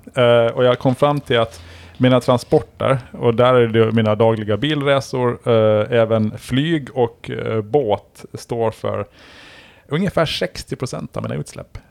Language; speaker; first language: Swedish; native; Swedish